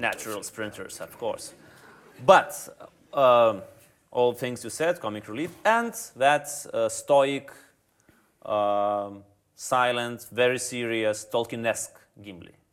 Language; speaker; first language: English; non-native, fluent; Lithuanian